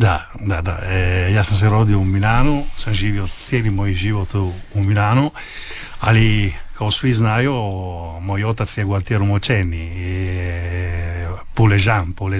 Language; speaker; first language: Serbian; early bilingual, heritage; Italian